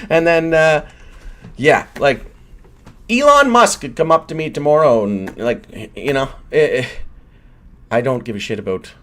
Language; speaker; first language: English; native; English